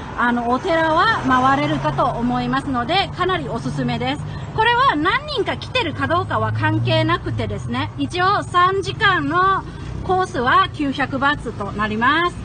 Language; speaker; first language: Japanese; non-native, fluent; Thai